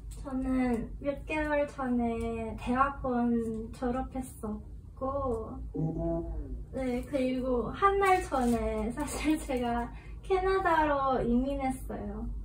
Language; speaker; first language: Korean; non-native, fluent; Cantonese